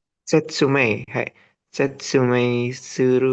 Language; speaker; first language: Japanese; non-native, learner; Indonesian